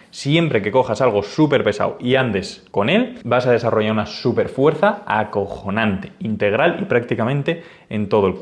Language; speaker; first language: Spanish; native; Spanish